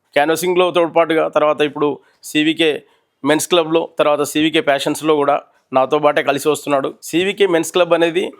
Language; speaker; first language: Telugu; native; Telugu